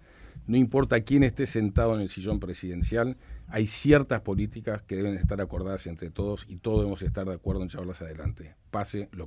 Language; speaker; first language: Spanish; native; Spanish